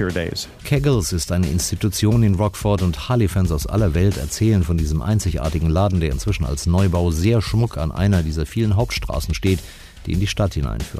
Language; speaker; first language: German; native; German